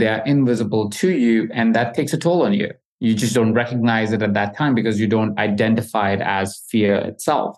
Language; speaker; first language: English; non-native, local second language; Hindi